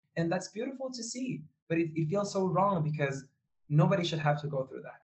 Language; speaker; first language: English; non-native, fluent; Spanish